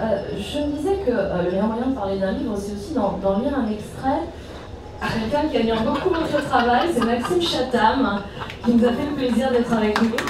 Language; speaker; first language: French; native; French